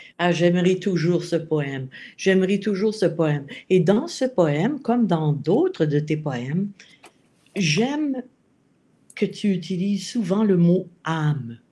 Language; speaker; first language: French; native; French